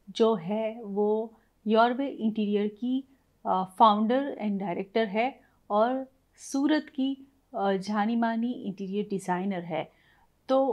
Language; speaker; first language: Hindi; non-native, local second language; Gujarati